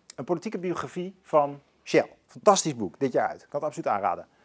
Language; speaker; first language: Dutch; native; Dutch